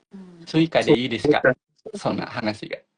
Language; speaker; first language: Japanese; non-native, fluent; Indonesian